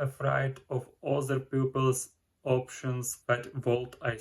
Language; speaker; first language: English; non-native, learner; Ukrainian